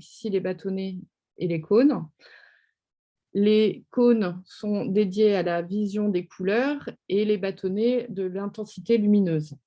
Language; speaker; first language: French; native; French